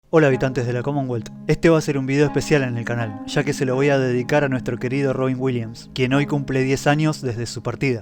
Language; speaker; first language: Spanish; native; Spanish